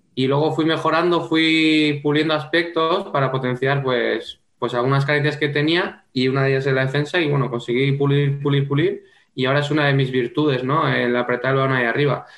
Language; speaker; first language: Spanish; native; Spanish